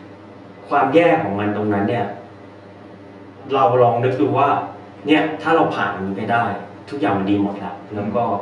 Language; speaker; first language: Thai; native; Thai